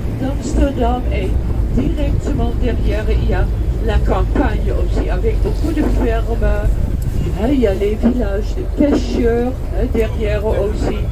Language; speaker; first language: French; non-native, fluent; Dutch